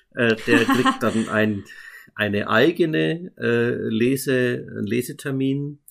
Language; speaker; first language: German; native; German